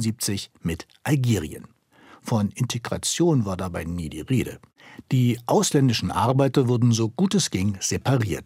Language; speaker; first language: German; native; German